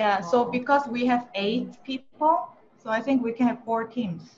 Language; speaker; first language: English; non-native, fluent; Korean